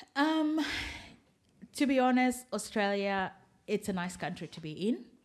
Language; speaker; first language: English; non-native, fluent; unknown